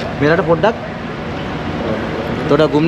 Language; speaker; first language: Hindi; non-native, learner; Sinhala